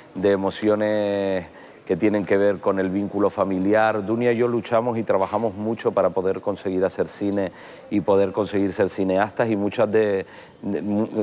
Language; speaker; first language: Spanish; native; Spanish